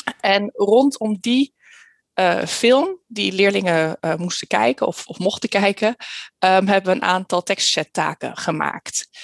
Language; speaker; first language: Dutch; early bilingual, heritage; Dutch